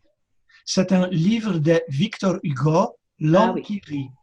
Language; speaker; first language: French; non-native, fluent; Polish